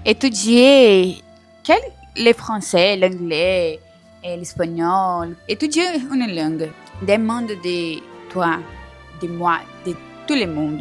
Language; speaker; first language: French; non-native, learner; Portuguese